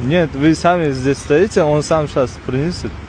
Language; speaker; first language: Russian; non-native, fluent; Uzbek